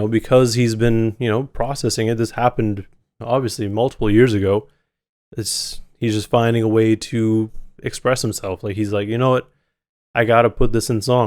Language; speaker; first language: English; native; English